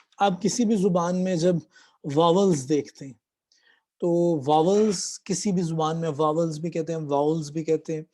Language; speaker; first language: Urdu; native; Urdu